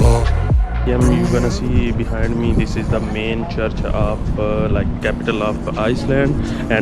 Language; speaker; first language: English; non-native, learner; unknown